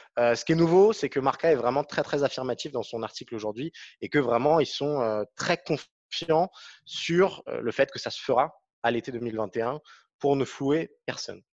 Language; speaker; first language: French; native; French